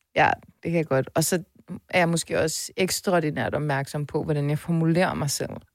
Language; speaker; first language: Danish; native; Danish